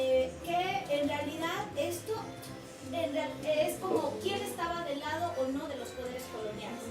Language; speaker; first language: Spanish; native; Spanish